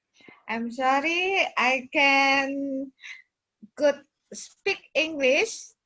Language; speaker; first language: English; non-native, learner; Indonesian